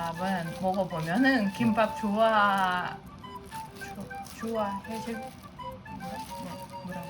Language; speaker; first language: Korean; non-native, learner; Russian